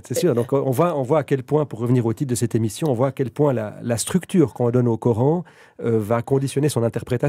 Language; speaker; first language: French; native; French